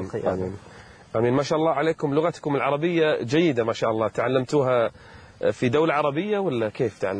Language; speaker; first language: Arabic; native; Arabic